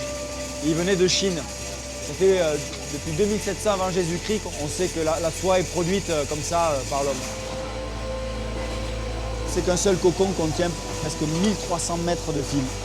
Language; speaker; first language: French; native; French